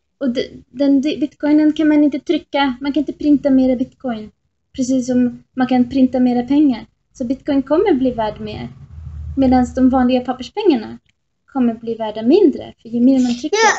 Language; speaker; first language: Swedish; native; Swedish